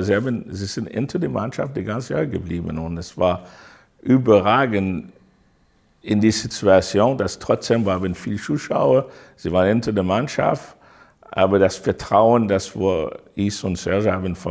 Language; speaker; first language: German; non-native, fluent; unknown